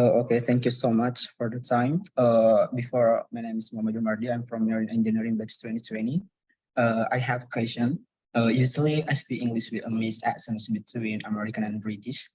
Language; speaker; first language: English; non-native, learner; Indonesian